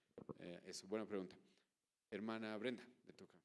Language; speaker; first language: Spanish; native; Spanish